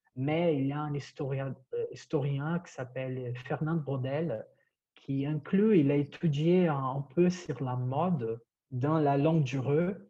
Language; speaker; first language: French; non-native, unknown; Portuguese